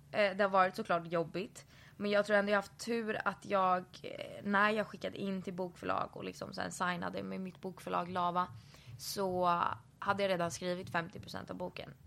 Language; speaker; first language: Swedish; native; Swedish